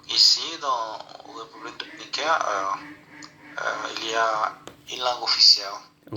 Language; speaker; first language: French; non-native, local second language; Haitian Creole